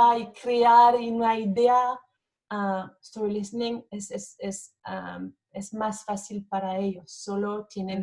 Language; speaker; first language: Spanish; non-native, fluent; French